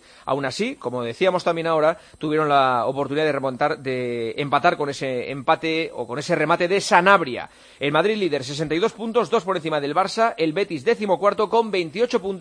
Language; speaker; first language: Spanish; native; Spanish